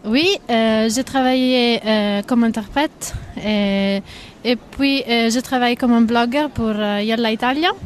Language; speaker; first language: French; non-native, fluent; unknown